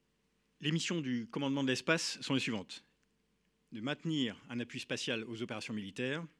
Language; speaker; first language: French; native; French